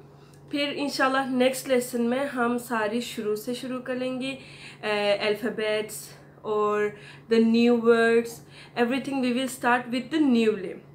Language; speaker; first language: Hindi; non-native, fluent; Turkish